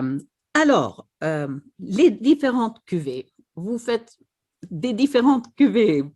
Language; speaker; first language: French; non-native, fluent; Swedish